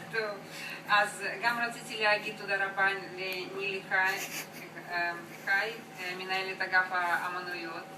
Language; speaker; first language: Hebrew; non-native, learner; Russian